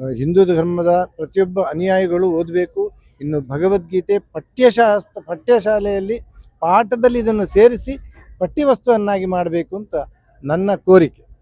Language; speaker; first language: Kannada; non-native, local second language; Tulu